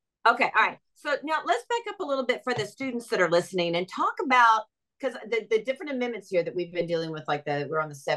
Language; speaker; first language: English; native; English